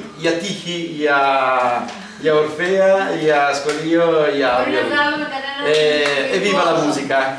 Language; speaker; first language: Greek; non-native, learner; Italian